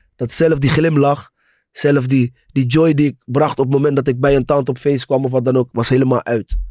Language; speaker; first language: Dutch; native; Dutch